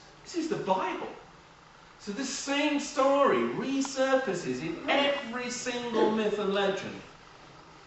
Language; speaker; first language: English; native; English